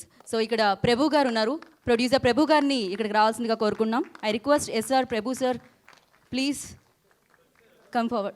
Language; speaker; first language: Telugu; native; Telugu